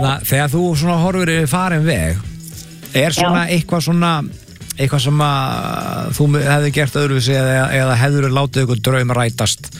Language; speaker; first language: Icelandic; native; Icelandic